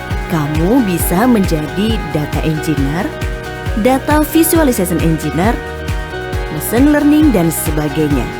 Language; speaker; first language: Indonesian; native; Indonesian